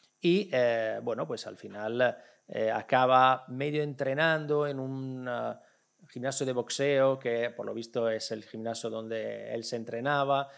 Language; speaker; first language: Spanish; non-native, fluent; Italian